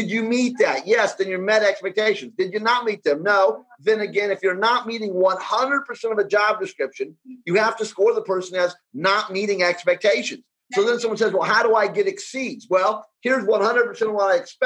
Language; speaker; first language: English; native; English